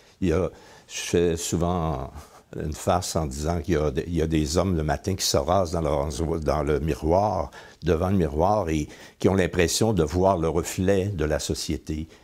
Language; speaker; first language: French; native; French